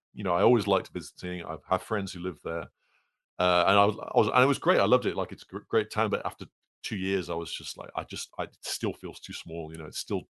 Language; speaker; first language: English; native; English